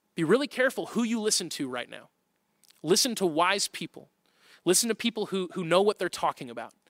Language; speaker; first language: English; native; English